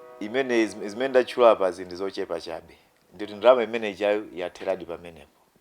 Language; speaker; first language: Nyanja; non-native, local second language; Tumbuka